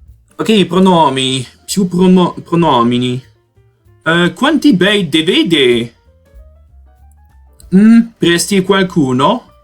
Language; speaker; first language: Italian; non-native, learner; Portuguese